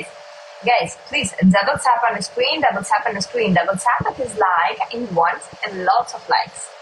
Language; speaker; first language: English; non-native, learner; Russian